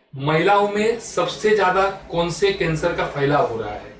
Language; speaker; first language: Hindi; non-native, local second language; Marathi